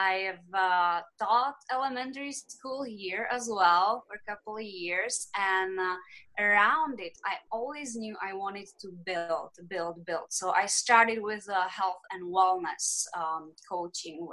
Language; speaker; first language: English; non-native, fluent; Czech